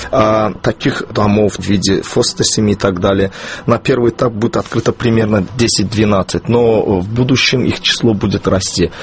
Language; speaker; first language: Russian; non-native, local second language; Azerbaijani